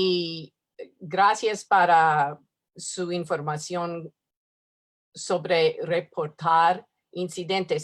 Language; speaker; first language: Spanish; non-native, learner; English